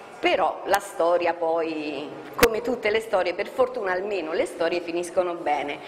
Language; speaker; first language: Italian; non-native, learner; French